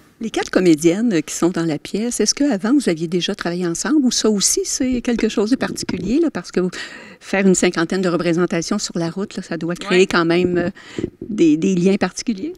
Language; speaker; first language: French; native; French